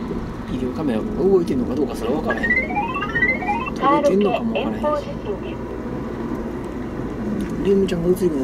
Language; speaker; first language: Japanese; native; Japanese